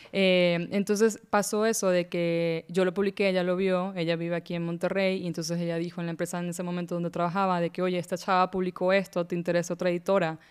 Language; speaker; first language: Spanish; native; Spanish